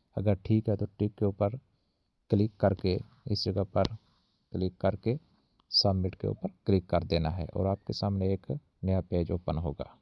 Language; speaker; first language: Urdu; native; Urdu